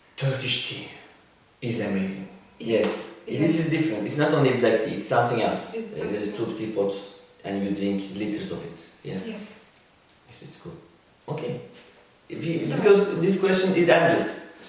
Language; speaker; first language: English; non-native, learner; Turkish